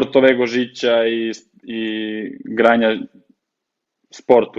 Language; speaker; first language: Polish; non-native, fluent; Serbian